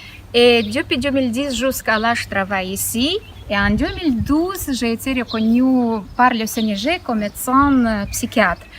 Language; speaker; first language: French; non-native, fluent; Romanian